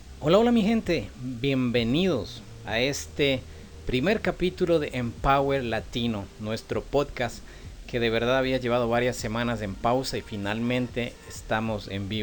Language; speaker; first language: Spanish; native; Spanish